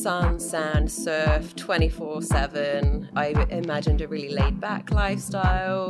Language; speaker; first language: English; native; English